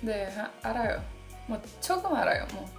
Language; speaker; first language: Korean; non-native, learner; Indonesian